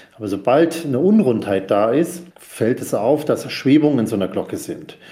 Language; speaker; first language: German; native; German